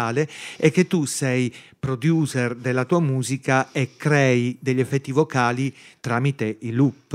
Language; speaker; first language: Italian; native; Italian